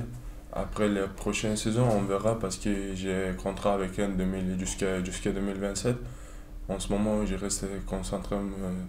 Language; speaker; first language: French; non-native, learner; Turkish